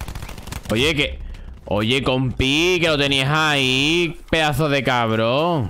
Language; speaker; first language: Spanish; native; Spanish